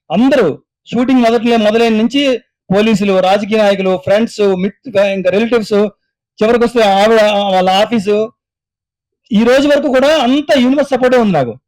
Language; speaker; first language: Telugu; native; Telugu